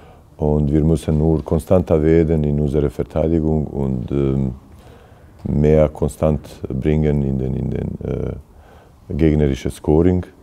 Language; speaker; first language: German; non-native, fluent; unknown